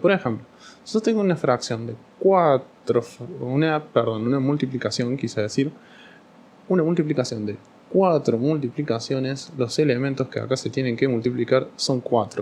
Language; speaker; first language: Spanish; native; Spanish